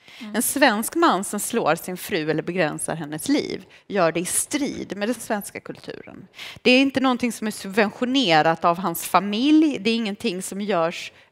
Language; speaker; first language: Swedish; early bilingual, other home language; Romanian